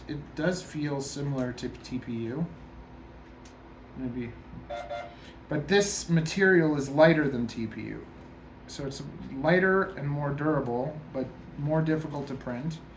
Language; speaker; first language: English; native; English